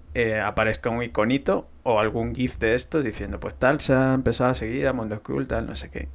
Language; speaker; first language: Spanish; native; Spanish